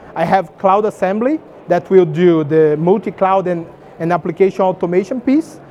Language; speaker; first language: English; non-native, fluent; Portuguese